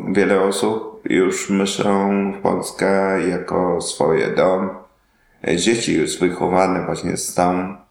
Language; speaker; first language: Polish; non-native, learner; Vietnamese